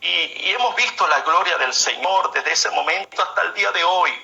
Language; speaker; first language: Spanish; native; Spanish